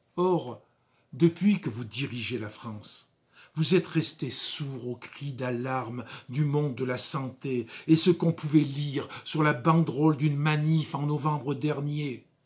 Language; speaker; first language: French; native; French